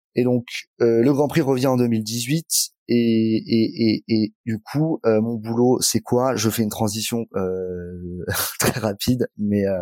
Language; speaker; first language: French; native; French